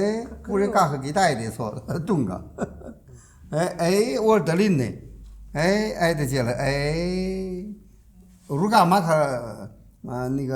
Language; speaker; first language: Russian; non-native, learner; Chinese